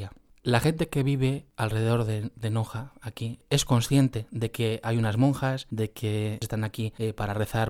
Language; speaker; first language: Spanish; native; Spanish